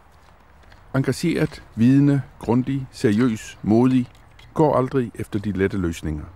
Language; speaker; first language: Danish; native; Danish